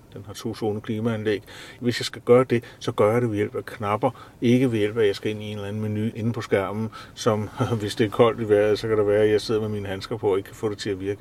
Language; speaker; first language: Danish; native; Danish